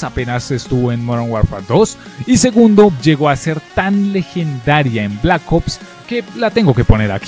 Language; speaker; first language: Spanish; native; Spanish